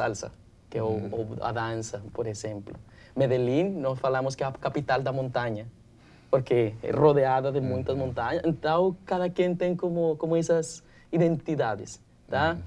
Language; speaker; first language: Portuguese; non-native, learner; Spanish